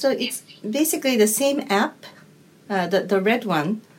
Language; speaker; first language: English; non-native, fluent; Japanese